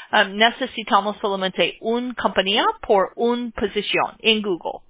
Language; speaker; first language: Spanish; non-native, learner; English